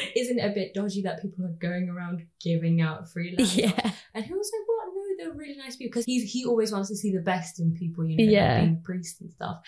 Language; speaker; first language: English; native; English